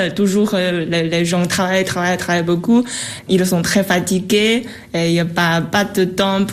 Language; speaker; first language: French; non-native, learner; Chinese